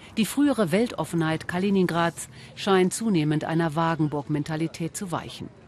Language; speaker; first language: German; native; German